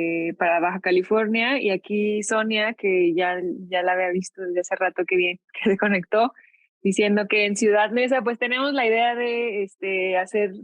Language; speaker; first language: Spanish; native; Spanish